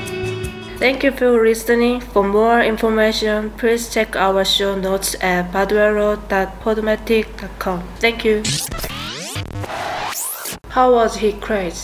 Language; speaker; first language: English; non-native, learner; Korean